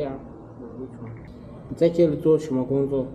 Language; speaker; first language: Chinese; non-native, learner; Shona